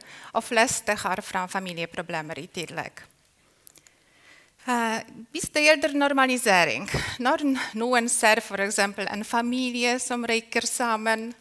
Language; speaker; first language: Norwegian; non-native, fluent; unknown